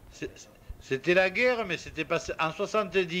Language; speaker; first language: French; native; French